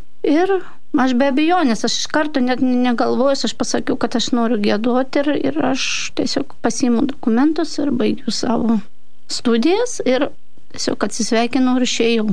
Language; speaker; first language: Lithuanian; non-native, fluent; Russian